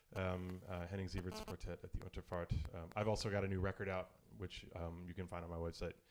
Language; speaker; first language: English; native; English